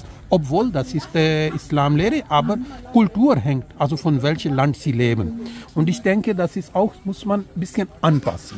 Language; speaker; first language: German; non-native, learner; Urdu